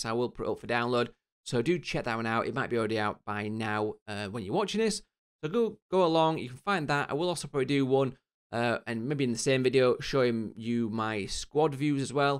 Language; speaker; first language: English; native; English